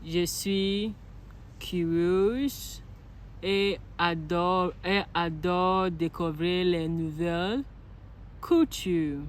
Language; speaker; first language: French; non-native, learner; Akan